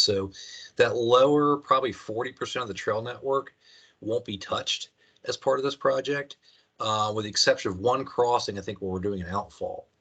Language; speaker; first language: English; native; English